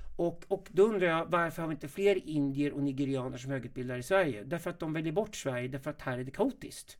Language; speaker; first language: Swedish; native; Swedish